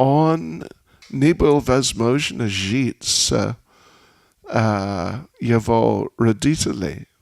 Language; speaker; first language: Russian; non-native, learner; English